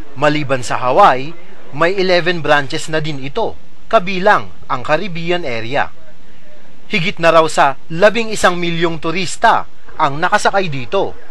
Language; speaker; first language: Filipino; native; Filipino